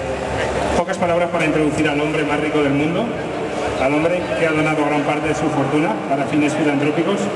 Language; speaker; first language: Spanish; native; Spanish